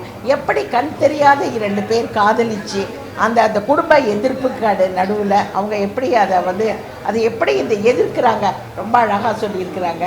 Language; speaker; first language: Tamil; native; Tamil